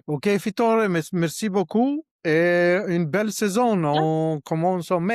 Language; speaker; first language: French; non-native, learner; Albanian